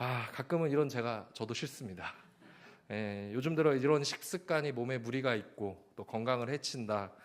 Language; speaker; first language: Korean; native; Korean